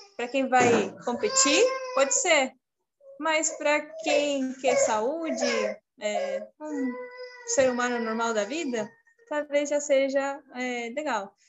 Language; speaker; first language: Portuguese; non-native, fluent; Spanish